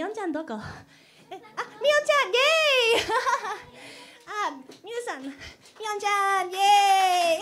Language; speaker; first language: Japanese; non-native, learner; English